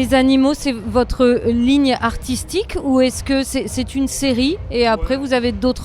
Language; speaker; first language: French; native; French